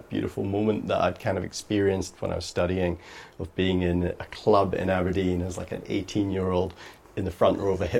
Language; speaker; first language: English; native; English